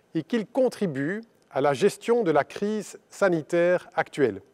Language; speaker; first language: French; native; French